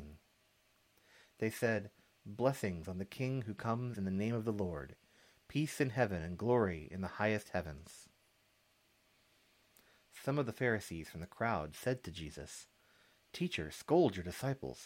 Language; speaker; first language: English; native; English